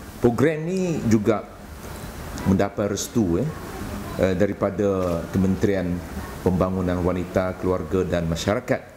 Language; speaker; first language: Malay; non-native, local second language; Chinese